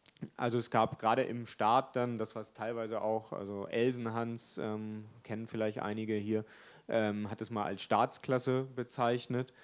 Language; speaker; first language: German; native; German